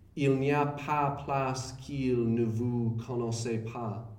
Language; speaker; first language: French; non-native, learner; English